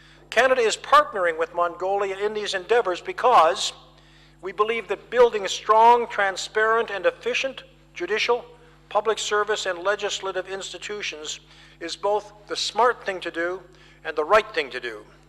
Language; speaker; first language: English; native; English